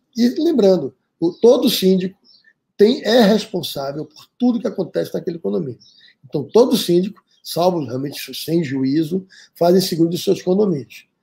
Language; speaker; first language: Portuguese; native; Portuguese